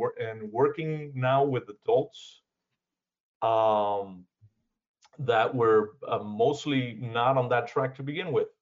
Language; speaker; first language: English; early bilingual, other home language; Spanish